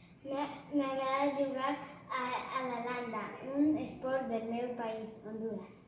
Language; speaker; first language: Catalan; non-native, learner; Spanish